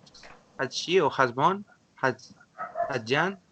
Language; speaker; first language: English; non-native, learner; Spanish